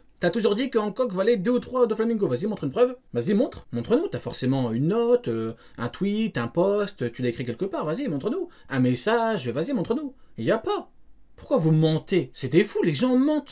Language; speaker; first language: French; native; French